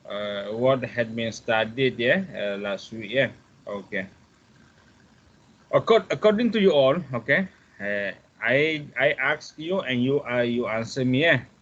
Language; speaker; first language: English; non-native, fluent; Malay